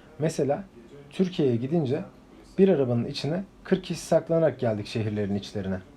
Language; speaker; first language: Turkish; non-native, fluent; Uzbek